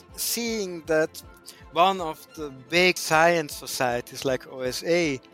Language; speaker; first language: English; non-native, fluent; German